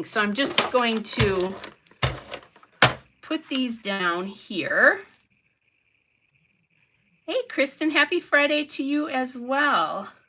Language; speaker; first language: English; native; English